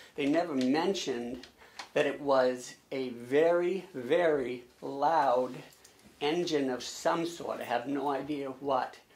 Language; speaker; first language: English; native; English